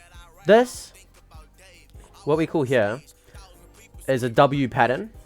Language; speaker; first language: English; native; English